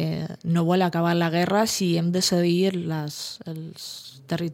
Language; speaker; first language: Catalan; non-native, fluent; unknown